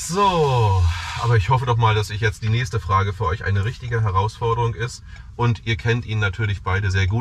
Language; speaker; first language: German; native; German